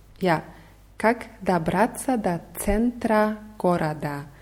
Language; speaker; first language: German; non-native, fluent; Russian